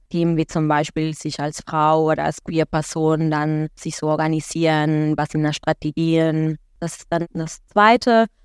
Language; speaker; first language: German; non-native, fluent; Spanish